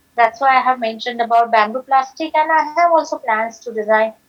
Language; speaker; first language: English; non-native, local second language; Marathi